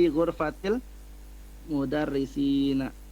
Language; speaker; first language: Arabic; non-native, fluent; Indonesian